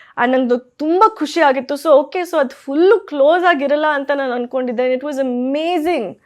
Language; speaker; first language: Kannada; early bilingual, heritage; Kannada